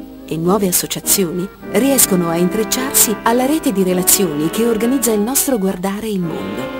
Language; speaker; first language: Italian; native; Italian